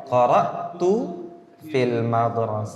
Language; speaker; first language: Arabic; non-native, fluent; Indonesian